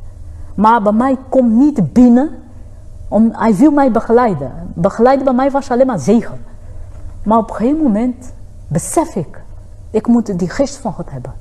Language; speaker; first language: Dutch; non-native, fluent; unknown